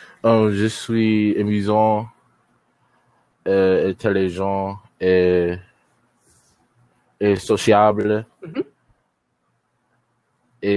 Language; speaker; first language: French; non-native, learner; English